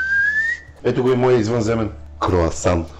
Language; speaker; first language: Bulgarian; native; Bulgarian